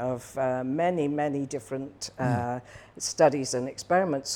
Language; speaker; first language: English; native; English